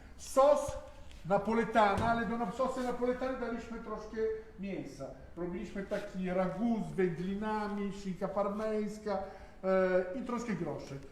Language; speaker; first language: Polish; non-native, learner; Italian